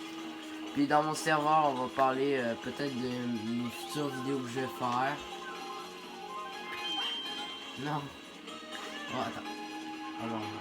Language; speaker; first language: French; native; French